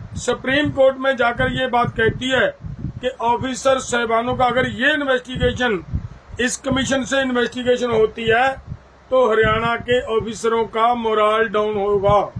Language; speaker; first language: Hindi; native; Hindi